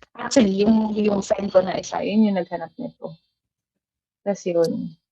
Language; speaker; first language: Filipino; native; Filipino